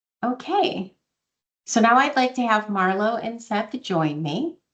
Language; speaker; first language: English; native; English